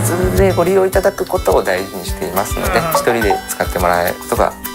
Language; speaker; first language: Japanese; native; Japanese